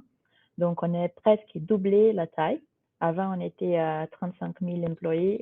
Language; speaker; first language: French; non-native, fluent; Portuguese